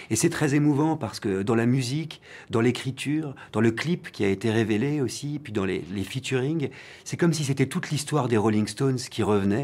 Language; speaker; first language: French; native; French